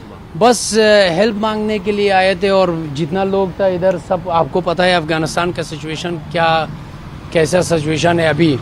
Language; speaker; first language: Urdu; non-native, learner; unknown